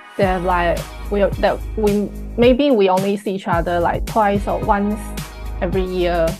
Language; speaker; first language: English; non-native, fluent; Chinese